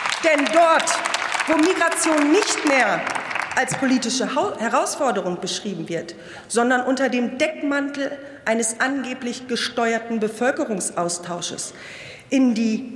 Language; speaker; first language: German; early bilingual, other home language; Turkish